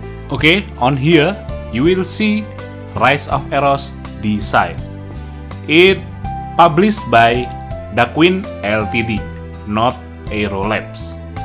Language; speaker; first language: English; non-native, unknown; Indonesian